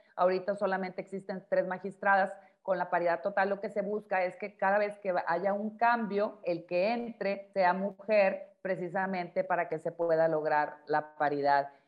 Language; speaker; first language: Spanish; native; Spanish